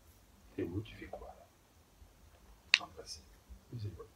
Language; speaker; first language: French; native; French